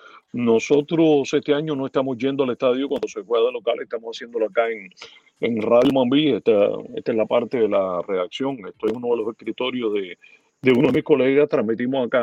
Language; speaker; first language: Spanish; native; Spanish